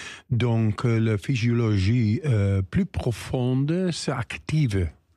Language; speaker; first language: French; non-native, learner; Dutch